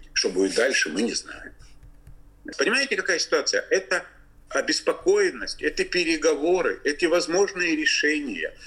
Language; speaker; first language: Russian; native; Russian